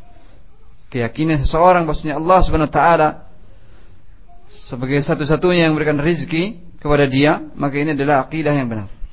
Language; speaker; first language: Indonesian; native; Indonesian